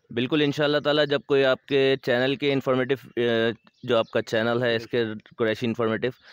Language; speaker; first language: Urdu; native; Urdu